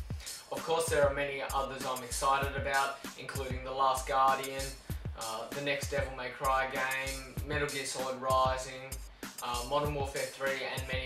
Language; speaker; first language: English; native; English